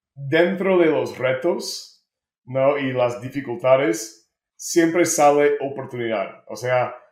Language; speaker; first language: Spanish; non-native, fluent; English